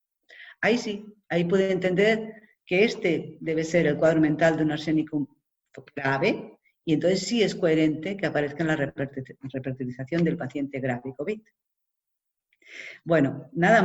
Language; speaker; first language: Spanish; native; Spanish